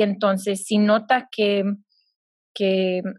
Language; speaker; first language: Spanish; non-native, fluent; English